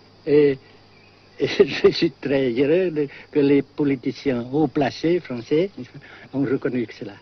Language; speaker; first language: French; non-native, fluent; Vietnamese